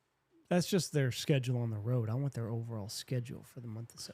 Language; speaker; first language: English; native; English